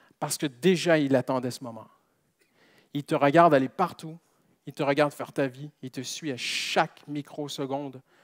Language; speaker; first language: French; native; French